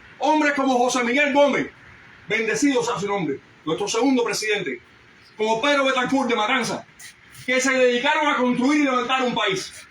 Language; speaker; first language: Spanish; early bilingual, heritage; Spanish